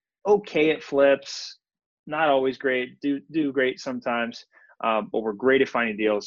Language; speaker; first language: English; native; English